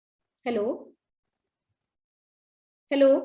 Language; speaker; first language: Hindi; native; Hindi